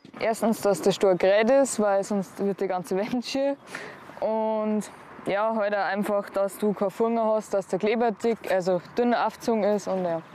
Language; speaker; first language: German; native; German